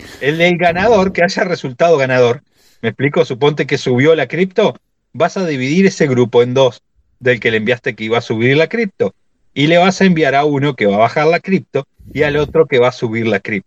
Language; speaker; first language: Spanish; native; Spanish